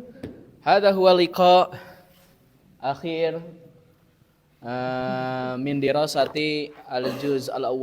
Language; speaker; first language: Arabic; non-native, fluent; Indonesian